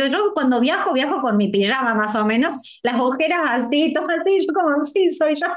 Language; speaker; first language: Spanish; native; Spanish